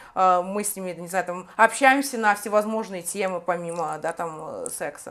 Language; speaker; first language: Russian; native; Russian